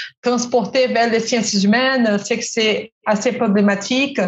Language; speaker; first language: French; non-native, fluent; Portuguese